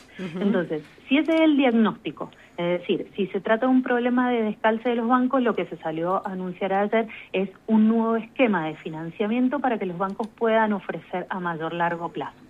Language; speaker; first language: Spanish; native; Spanish